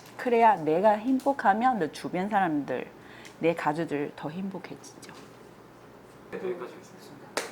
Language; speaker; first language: Korean; non-native, fluent; Chinese